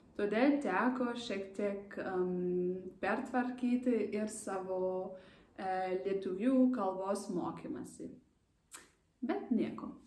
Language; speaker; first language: Lithuanian; non-native, learner; German